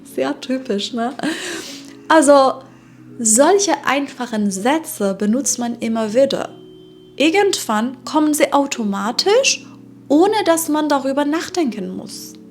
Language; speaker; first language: German; non-native, fluent; Persian